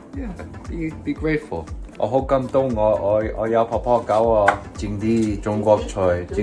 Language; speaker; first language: Cantonese; early bilingual, heritage; Cantonese